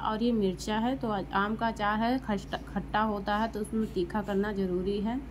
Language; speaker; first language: Hindi; native; Hindi